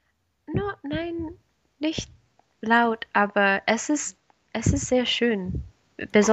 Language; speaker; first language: German; non-native, learner; Spanish